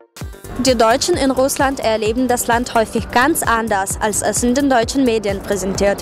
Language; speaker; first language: German; non-native, fluent; Russian